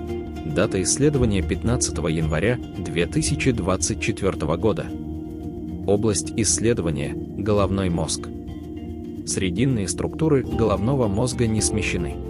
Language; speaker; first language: Russian; native; Russian